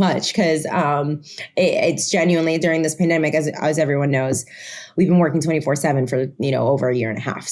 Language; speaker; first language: English; non-native, fluent; Spanish